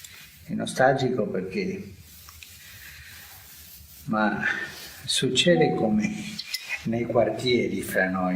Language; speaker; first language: Italian; non-native, fluent; Spanish